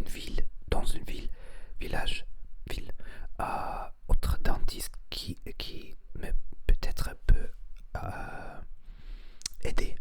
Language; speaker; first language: French; non-native, learner; Spanish